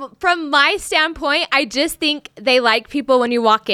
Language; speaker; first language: English; native; English